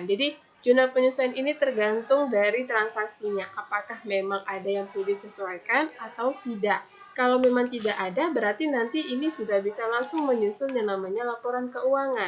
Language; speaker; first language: Indonesian; native; Indonesian